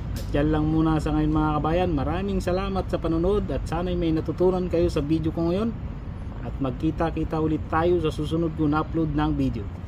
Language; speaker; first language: Filipino; native; Filipino